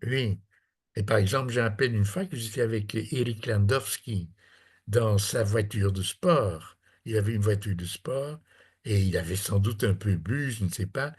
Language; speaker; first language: French; non-native, fluent; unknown